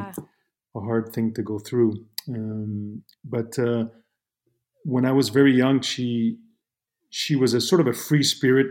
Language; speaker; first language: English; non-native, fluent; Italian